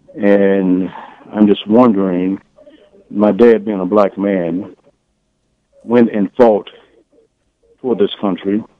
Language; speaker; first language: English; native; English